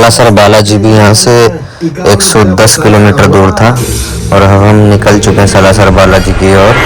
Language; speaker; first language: Hindi; native; Hindi